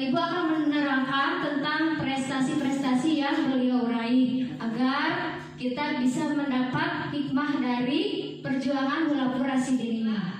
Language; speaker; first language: Indonesian; native; Indonesian